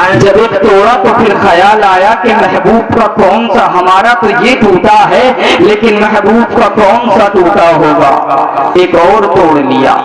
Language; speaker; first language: Urdu; native; Urdu